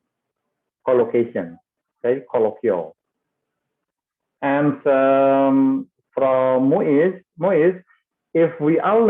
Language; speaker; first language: English; non-native, fluent; Indonesian